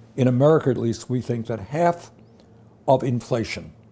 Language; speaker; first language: English; native; English